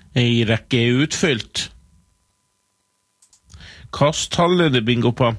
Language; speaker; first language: Norwegian; native; Norwegian